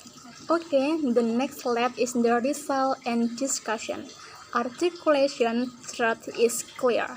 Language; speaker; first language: English; non-native, learner; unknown